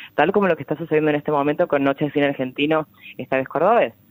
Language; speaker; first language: Spanish; native; Spanish